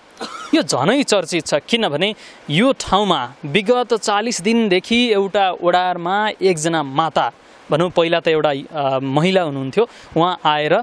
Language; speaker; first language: Nepali; native; Nepali